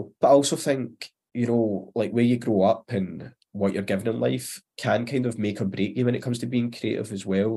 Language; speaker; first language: English; native; English